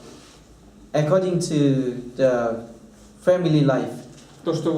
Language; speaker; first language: English; non-native, fluent; Thai